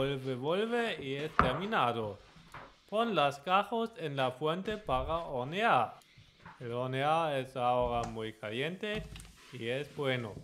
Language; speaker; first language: Spanish; non-native, learner; German